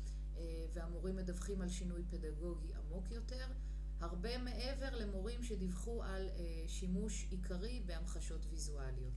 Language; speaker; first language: Hebrew; native; Hebrew